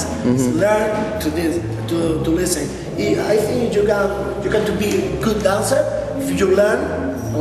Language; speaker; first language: English; non-native, local second language; Spanish